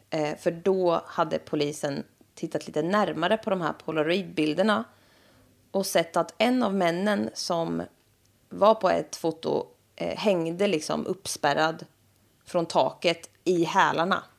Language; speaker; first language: Swedish; native; Swedish